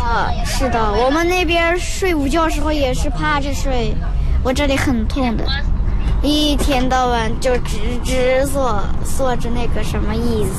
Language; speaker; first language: Chinese; non-native, local second language; Uyghur